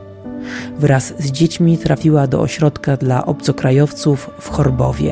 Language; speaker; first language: Polish; native; Polish